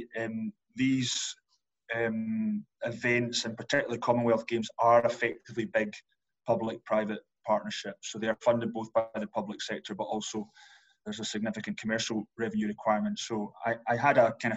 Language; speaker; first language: English; native; English